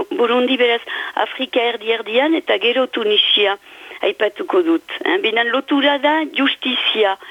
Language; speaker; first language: Basque; native; Basque